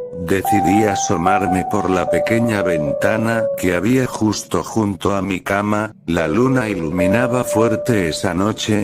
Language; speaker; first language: Spanish; native; Spanish